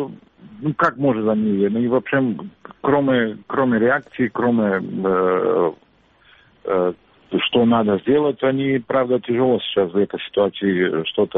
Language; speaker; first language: Russian; non-native, learner; Macedonian